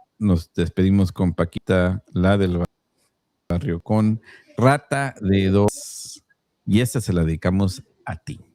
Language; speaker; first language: Spanish; early bilingual, heritage; Spanish